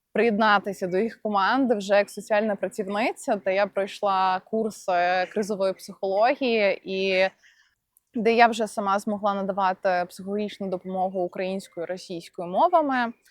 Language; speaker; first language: Ukrainian; non-native, local second language; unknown